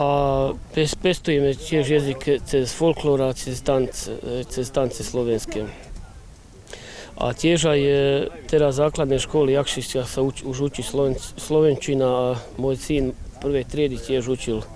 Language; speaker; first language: Slovak; early bilingual, heritage; Slovak